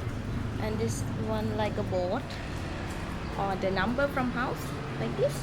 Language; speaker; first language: English; non-native, learner; Thai